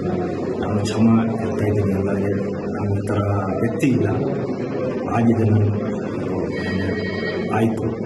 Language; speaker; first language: Kannada; non-native, learner; Hindi